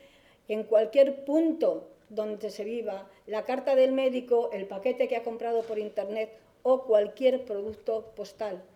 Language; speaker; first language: Spanish; native; Spanish